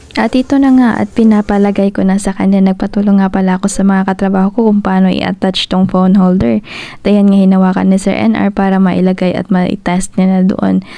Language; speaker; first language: Filipino; non-native, local second language; Cebuano